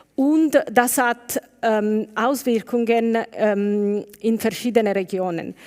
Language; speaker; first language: German; non-native, learner; Italian